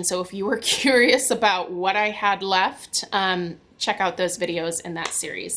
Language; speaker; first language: English; native; English